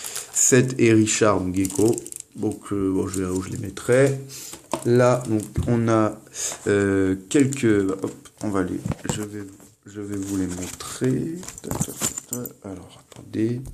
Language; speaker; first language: French; native; French